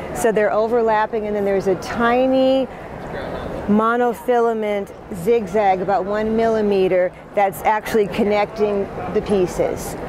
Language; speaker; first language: English; native; English